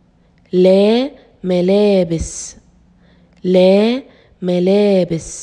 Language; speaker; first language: Arabic; native; Arabic